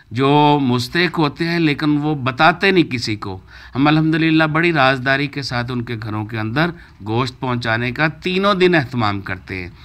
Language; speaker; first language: Urdu; non-native, local second language; Punjabi